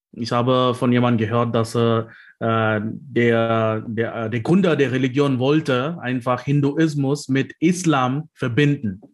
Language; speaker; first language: German; non-native, learner; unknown